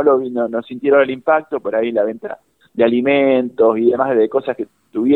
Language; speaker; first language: Spanish; native; Spanish